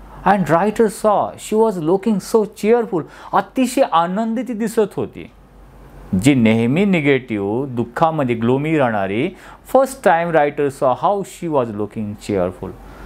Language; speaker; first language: English; non-native, local second language; Marathi